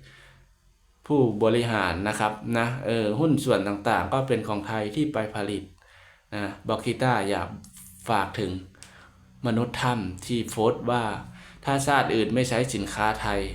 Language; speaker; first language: Thai; non-native, local second language; Lao